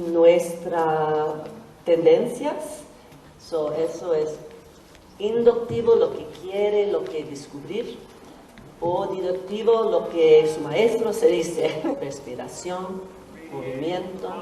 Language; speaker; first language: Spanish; non-native, learner; English